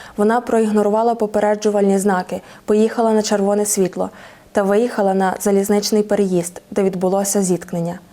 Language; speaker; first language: Ukrainian; native; Ukrainian